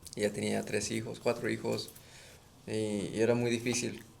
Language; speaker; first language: Spanish; early bilingual, other home language; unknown